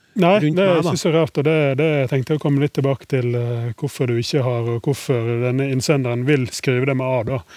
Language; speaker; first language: Norwegian; native; Norwegian